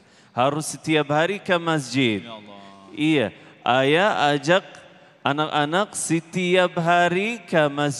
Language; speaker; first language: Indonesian; non-native, learner; Arabic